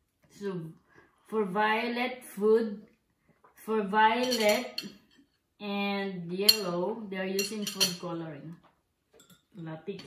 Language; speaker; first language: English; non-native, local second language; Filipino